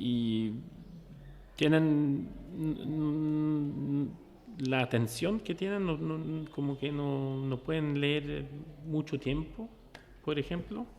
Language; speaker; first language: Spanish; non-native, fluent; Norwegian